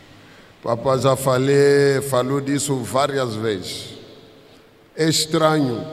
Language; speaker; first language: Portuguese; non-native, fluent; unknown